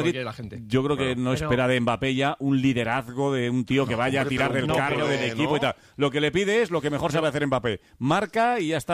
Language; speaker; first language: Spanish; native; Spanish